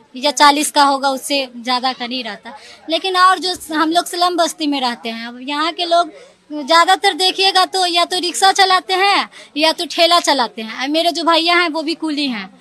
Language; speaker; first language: Hindi; native; Hindi